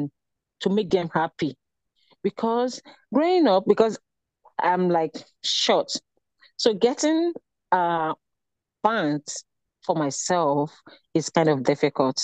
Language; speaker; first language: English; non-native, local second language; Yoruba